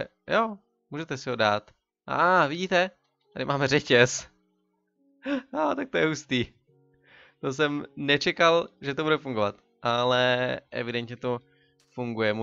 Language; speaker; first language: Czech; native; Czech